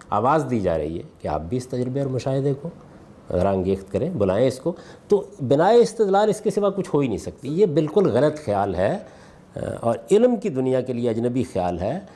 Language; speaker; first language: Urdu; non-native, local second language; Punjabi